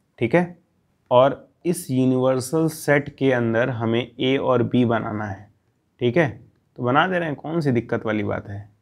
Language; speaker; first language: Hindi; native; Hindi